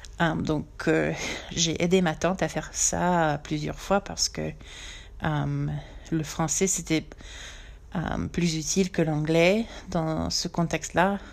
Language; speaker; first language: French; non-native, fluent; English